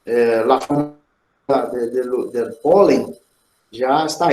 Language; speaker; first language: Spanish; non-native, fluent; Portuguese